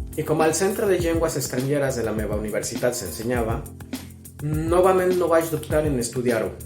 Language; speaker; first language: Catalan; non-native, fluent; Spanish